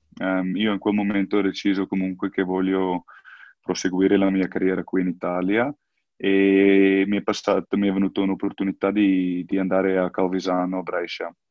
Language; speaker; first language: Italian; non-native, fluent; Afrikaans